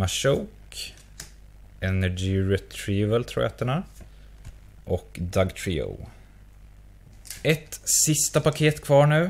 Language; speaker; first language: Swedish; native; Swedish